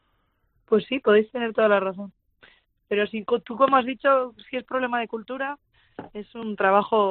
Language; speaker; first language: Spanish; native; Spanish